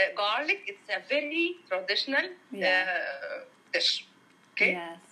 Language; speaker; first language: English; non-native, learner; Arabic